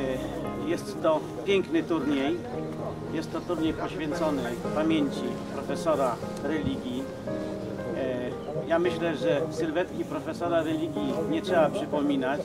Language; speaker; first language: Polish; native; Polish